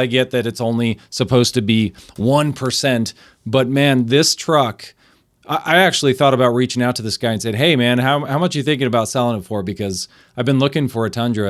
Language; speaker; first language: English; native; English